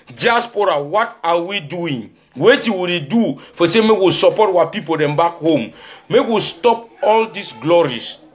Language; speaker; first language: Nigerian Pidgin; native; Nigerian Pidgin